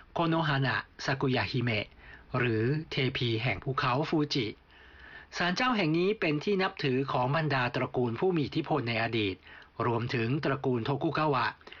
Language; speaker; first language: Thai; native; Thai